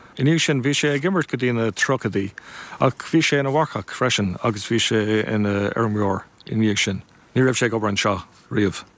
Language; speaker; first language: Irish; non-native, local second language; English